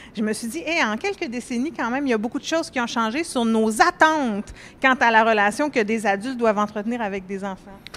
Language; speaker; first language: French; native; French